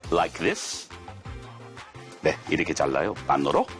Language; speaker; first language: Korean; non-native, learner; English